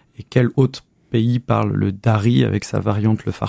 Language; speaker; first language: French; native; French